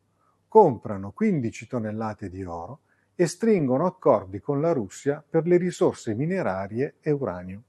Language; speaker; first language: Italian; native; Italian